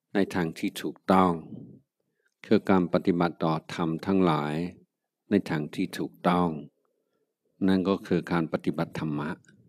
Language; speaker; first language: Thai; non-native, fluent; English